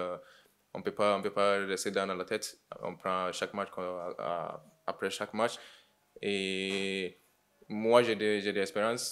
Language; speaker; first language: French; non-native, learner; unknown